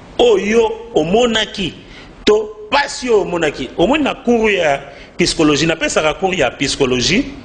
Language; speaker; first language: Lingala; native; Lingala